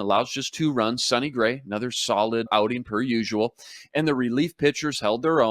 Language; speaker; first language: English; native; English